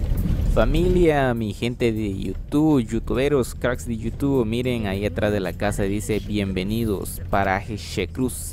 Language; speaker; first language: Spanish; native; Spanish